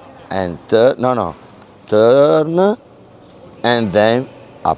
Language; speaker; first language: English; non-native, learner; Italian